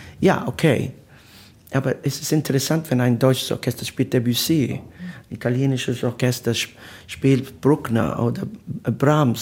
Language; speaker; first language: German; non-native, learner; Italian